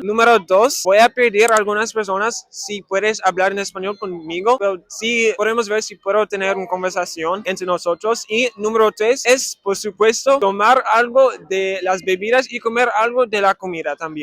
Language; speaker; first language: Spanish; non-native, learner; English